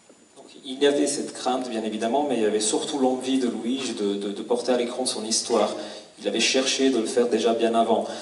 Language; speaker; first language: French; native; French